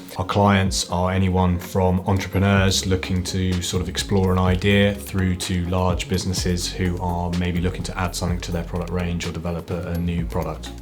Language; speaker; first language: English; native; English